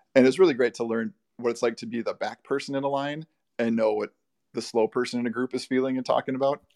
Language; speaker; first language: English; native; English